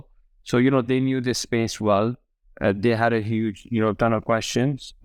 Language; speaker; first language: English; non-native, local second language; Urdu